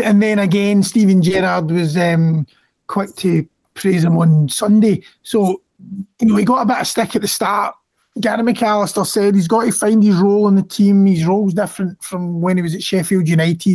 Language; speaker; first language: English; native; English